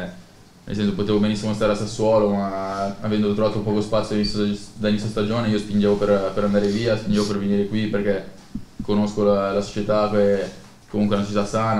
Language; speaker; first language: Italian; native; Italian